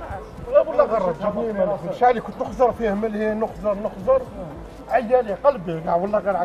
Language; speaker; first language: Arabic; native; Arabic